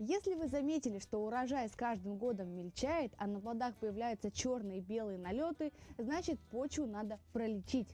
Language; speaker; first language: Russian; native; Russian